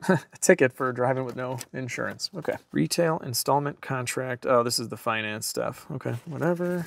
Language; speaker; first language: English; native; English